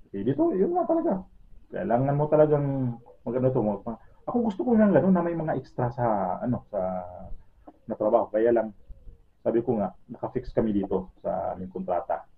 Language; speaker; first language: Filipino; native; Filipino